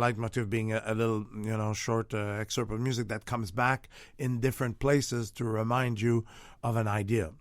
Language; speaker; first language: English; non-native, fluent; French